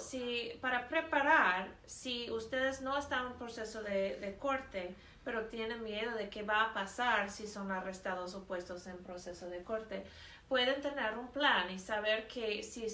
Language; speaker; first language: Spanish; non-native, fluent; English